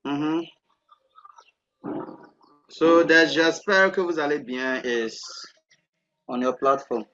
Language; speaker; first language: French; non-native, fluent; Akan